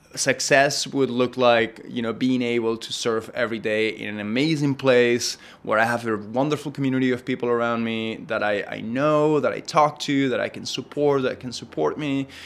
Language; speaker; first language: English; non-native, fluent; Spanish